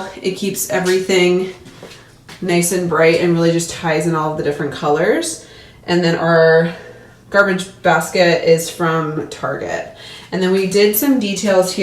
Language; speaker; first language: English; native; English